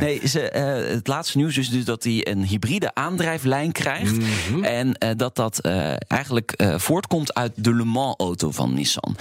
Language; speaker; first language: Dutch; native; Dutch